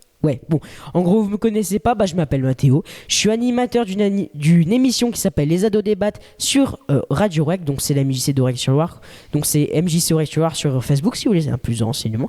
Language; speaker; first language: French; native; French